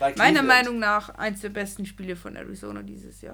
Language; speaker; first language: German; native; German